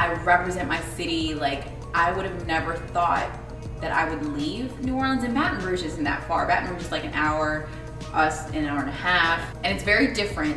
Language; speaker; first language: English; early bilingual, other home language; Spanish